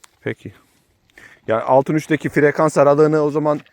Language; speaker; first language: Turkish; native; Turkish